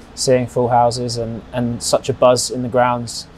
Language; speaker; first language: English; native; English